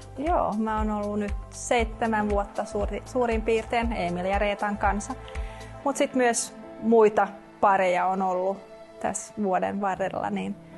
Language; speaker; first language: Finnish; non-native, local second language; Swedish